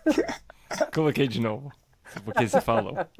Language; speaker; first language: Portuguese; non-native, fluent; English